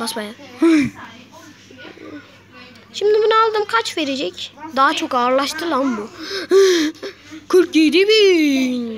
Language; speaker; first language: Turkish; native; Turkish